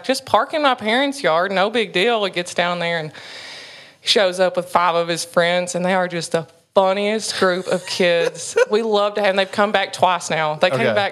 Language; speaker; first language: English; native; English